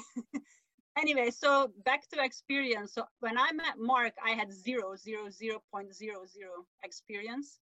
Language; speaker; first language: English; non-native, fluent; Dutch